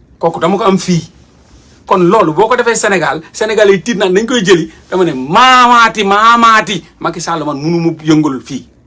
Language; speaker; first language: Wolof; native; Wolof